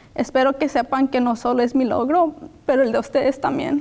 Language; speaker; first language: Spanish; early bilingual, heritage; Spanish